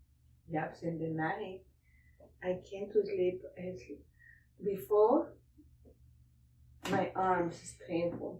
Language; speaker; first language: English; non-native, learner; Spanish